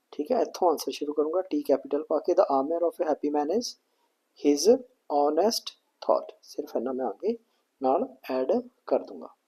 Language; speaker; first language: Hindi; non-native, local second language; Punjabi